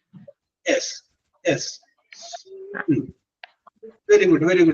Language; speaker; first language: English; non-native, local second language; Malayalam